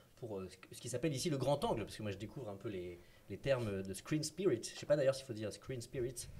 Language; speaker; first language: French; native; French